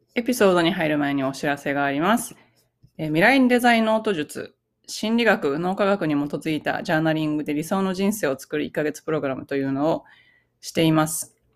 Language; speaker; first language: Japanese; native; Japanese